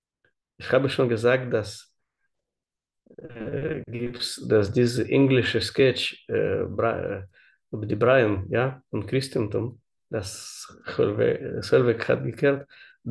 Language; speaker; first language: German; non-native, learner; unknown